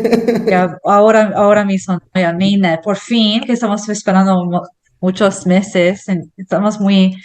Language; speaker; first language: Spanish; non-native, fluent; English